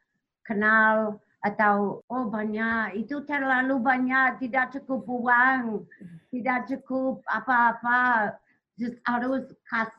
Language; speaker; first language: Indonesian; non-native, learner; English